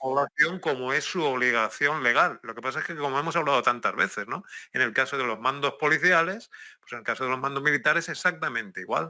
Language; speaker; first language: Spanish; native; Spanish